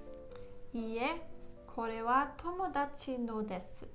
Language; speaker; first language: Japanese; non-native, learner; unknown